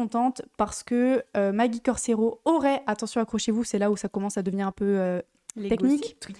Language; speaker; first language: French; native; French